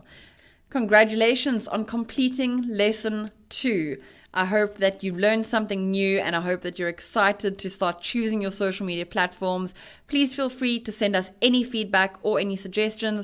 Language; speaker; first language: English; native; English